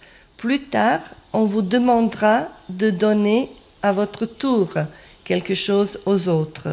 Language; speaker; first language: French; non-native, fluent; Croatian